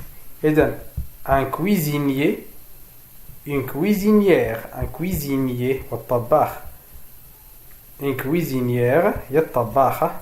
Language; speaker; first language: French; non-native, fluent; Arabic